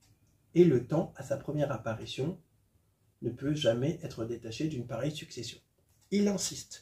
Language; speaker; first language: French; native; French